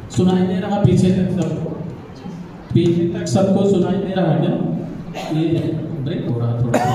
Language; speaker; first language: Hindi; native; Hindi